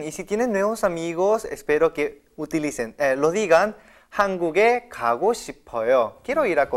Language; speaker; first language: Spanish; non-native, fluent; Korean